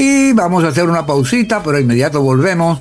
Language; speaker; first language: Spanish; native; Spanish